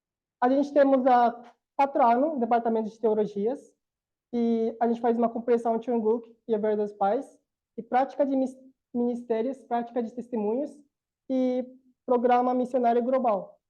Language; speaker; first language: Portuguese; non-native, learner; Korean